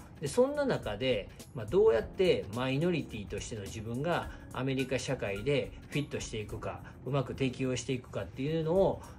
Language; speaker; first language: Japanese; native; Japanese